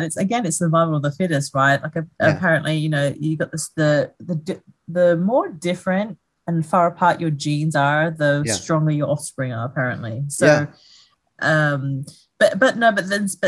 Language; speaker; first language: English; native; English